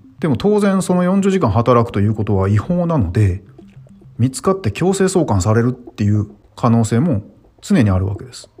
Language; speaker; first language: Japanese; native; Japanese